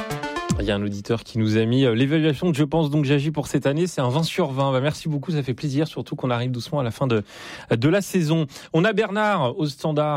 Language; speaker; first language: French; native; French